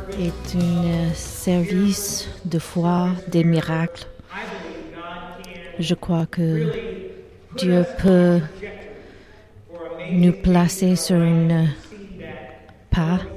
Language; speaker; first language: French; non-native, learner; English